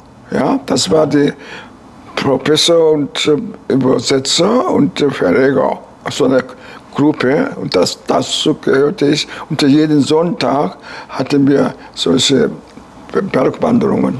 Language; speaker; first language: German; non-native, fluent; Korean